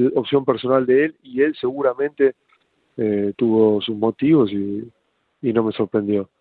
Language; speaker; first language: Spanish; native; Spanish